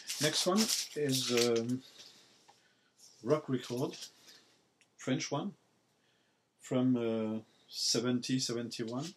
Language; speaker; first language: English; non-native, learner; French